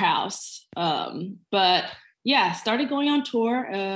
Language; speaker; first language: English; native; English